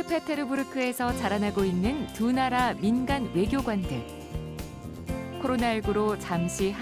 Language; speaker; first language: Korean; native; Korean